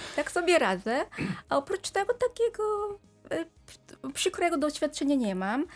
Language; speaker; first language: Polish; non-native, fluent; Korean